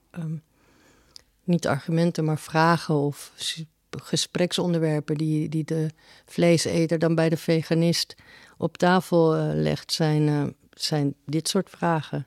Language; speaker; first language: Dutch; early bilingual, other home language; Spanish